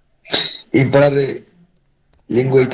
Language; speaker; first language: Italian; non-native, learner; Bangla